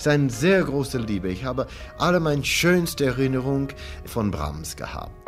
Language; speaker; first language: German; non-native, fluent; English